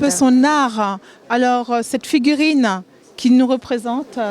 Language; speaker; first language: French; native; French